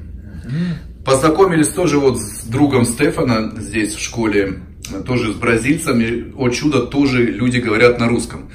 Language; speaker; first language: Russian; native; Russian